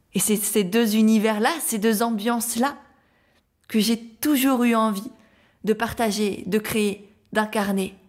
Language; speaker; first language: French; native; French